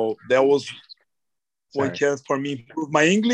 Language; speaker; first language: English; non-native, fluent; Portuguese